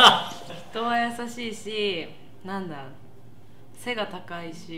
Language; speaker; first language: Japanese; native; Japanese